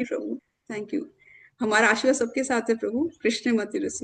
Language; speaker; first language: Hindi; native; Hindi